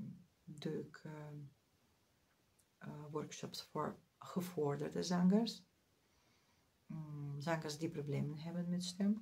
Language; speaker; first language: Dutch; non-native, fluent; Russian